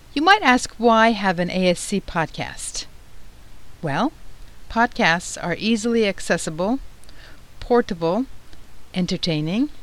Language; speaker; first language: English; non-native, fluent; Turkish